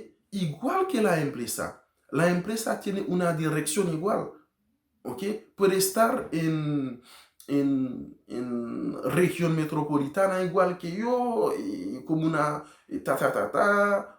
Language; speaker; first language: Spanish; non-native, learner; Haitian Creole